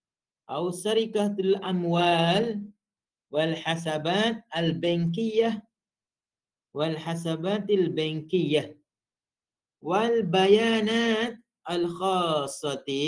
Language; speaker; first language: Arabic; non-native, fluent; Malay